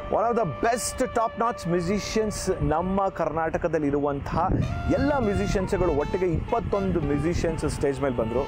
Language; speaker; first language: Kannada; native; Kannada